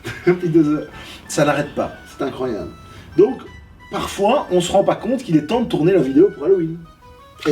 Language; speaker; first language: French; native; French